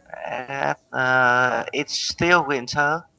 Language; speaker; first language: English; non-native, learner; Vietnamese